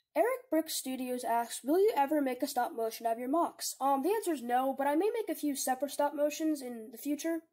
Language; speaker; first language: English; native; English